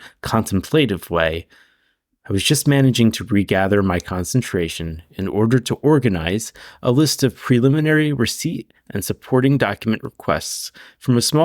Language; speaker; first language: English; native; English